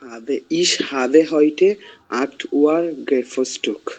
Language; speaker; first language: German; non-native, learner; Bangla